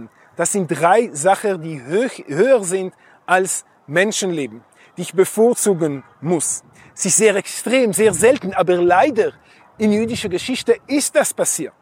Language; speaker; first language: German; non-native, fluent; Hebrew